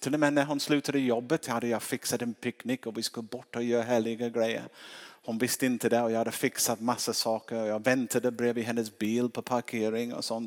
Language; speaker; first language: Swedish; non-native, fluent; English